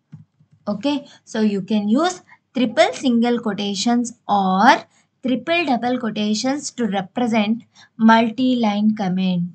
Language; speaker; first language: English; non-native, local second language; Telugu